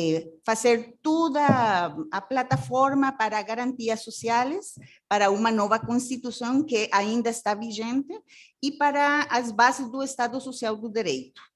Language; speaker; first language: Portuguese; non-native, fluent; Spanish